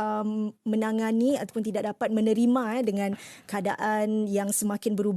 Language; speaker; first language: Malay; native; Malay